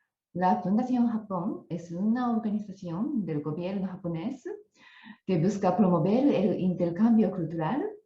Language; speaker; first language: Spanish; non-native, fluent; Japanese